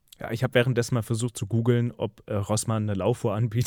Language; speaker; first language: German; native; German